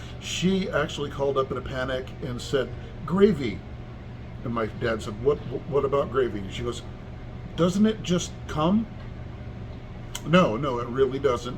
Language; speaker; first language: English; native; English